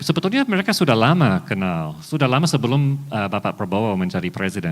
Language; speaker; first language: Indonesian; non-native, fluent; English